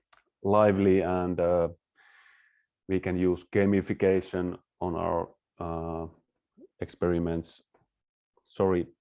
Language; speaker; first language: English; non-native, fluent; Finnish